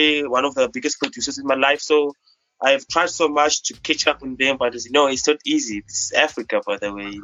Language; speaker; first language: English; non-native, local second language; Xhosa